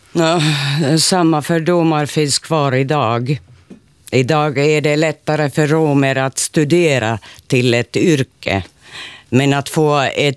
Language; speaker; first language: Swedish; non-native, local second language; Finnish